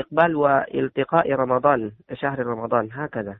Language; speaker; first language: Arabic; non-native, learner; Indonesian